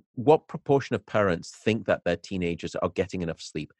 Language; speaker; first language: English; native; English